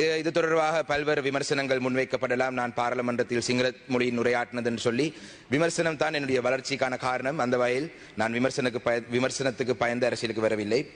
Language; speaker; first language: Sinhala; non-native, local second language; Tamil